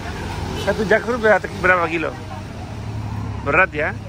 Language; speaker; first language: Indonesian; non-native, learner; Spanish